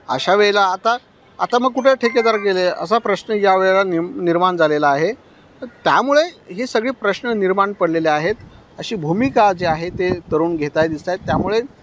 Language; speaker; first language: Marathi; native; Marathi